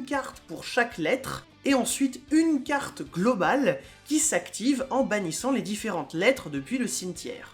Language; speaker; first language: French; native; French